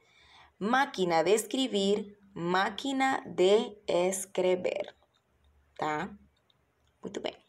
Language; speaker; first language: Spanish; non-native, fluent; Portuguese